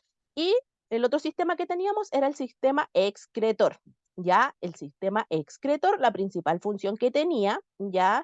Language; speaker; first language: Spanish; native; Spanish